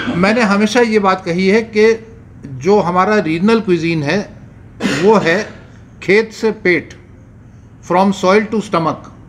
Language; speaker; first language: Hindi; native; Hindi